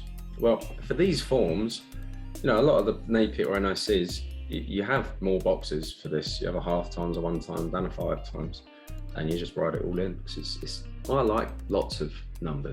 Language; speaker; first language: English; native; English